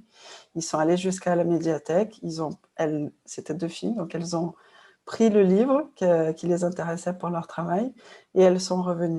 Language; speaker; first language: French; non-native, fluent; Portuguese